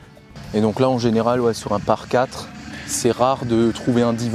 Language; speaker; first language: French; native; French